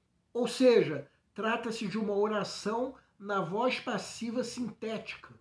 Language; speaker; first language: Portuguese; native; Portuguese